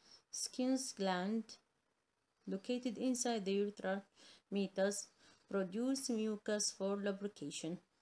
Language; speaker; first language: English; non-native, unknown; Arabic